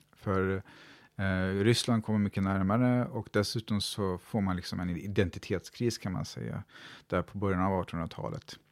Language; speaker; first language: Swedish; native; Swedish